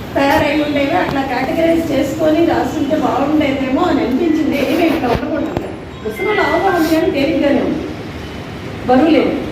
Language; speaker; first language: Telugu; native; Telugu